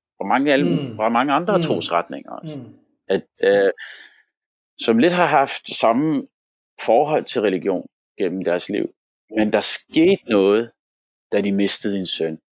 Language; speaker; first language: Danish; early bilingual, other home language; Arabic